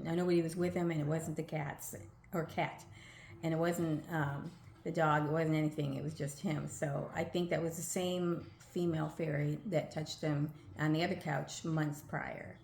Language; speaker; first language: English; native; English